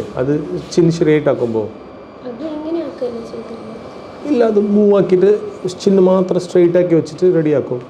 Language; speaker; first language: Malayalam; non-native, local second language; Tamil